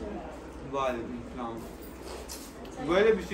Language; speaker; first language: Turkish; non-native, learner; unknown